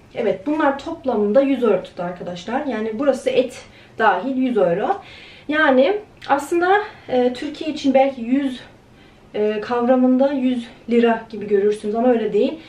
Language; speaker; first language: Turkish; early bilingual, heritage; Turkish